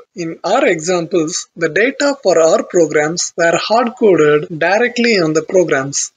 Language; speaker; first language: English; non-native, local second language; Tamil